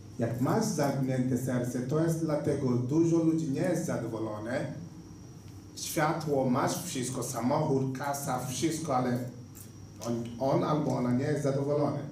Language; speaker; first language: Polish; non-native, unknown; Igbo